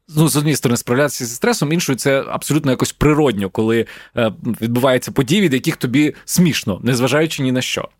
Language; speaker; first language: Ukrainian; native; Ukrainian